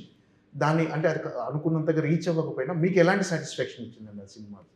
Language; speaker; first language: Telugu; native; Telugu